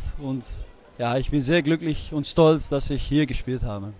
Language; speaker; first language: German; non-native, fluent; Dutch